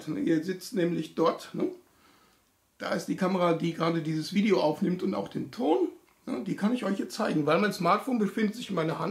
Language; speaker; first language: German; native; German